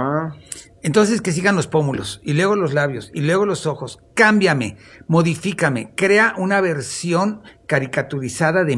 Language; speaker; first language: Spanish; native; Spanish